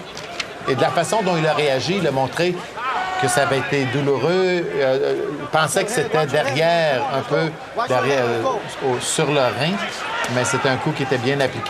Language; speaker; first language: French; native; French